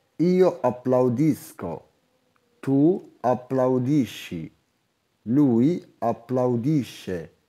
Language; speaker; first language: Italian; non-native, fluent; Arabic